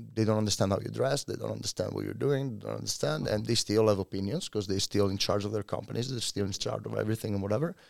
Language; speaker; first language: English; non-native, fluent; Italian